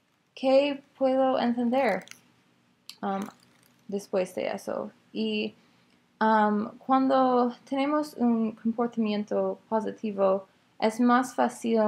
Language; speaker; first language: Spanish; non-native, learner; English